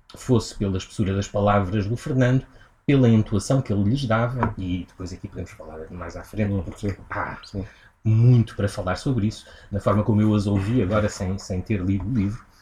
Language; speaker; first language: Portuguese; native; Portuguese